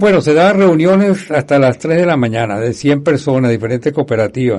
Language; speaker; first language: Spanish; native; Spanish